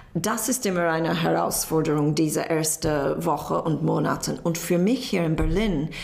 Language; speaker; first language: German; non-native, fluent; English